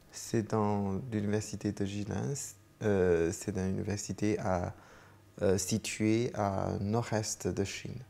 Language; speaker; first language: French; non-native, fluent; Chinese